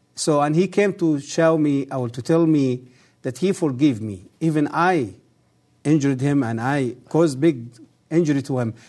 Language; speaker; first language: English; early bilingual, other home language; Arabic